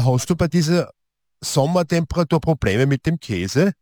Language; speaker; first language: German; native; German